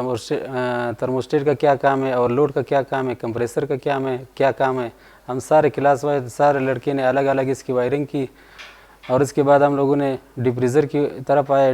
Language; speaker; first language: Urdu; non-native, local second language; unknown